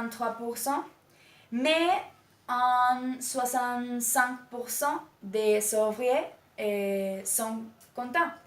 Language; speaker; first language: French; non-native, learner; Spanish